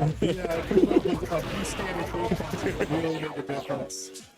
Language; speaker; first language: English; native; English